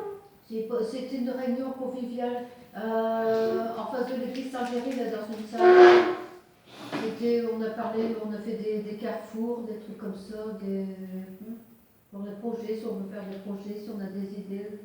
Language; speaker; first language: French; native; French